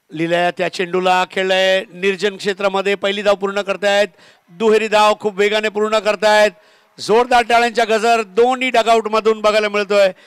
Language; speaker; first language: Marathi; native; Marathi